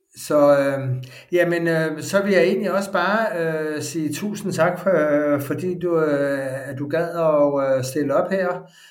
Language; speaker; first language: Danish; native; Danish